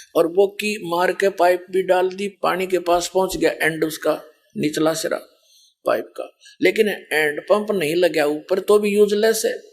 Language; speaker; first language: Hindi; native; Hindi